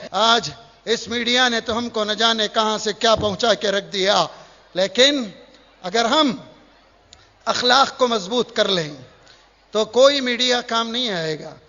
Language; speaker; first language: Urdu; native; Urdu